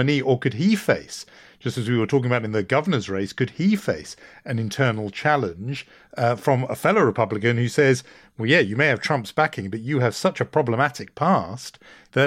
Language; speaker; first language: English; native; English